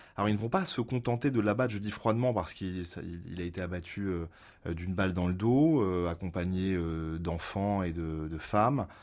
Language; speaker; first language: French; native; French